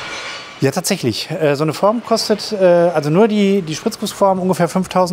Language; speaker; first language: German; native; German